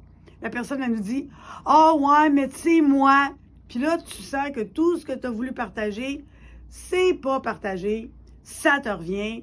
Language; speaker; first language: French; native; French